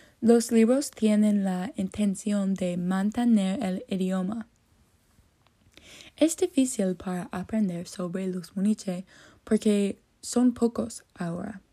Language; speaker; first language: Spanish; non-native, learner; English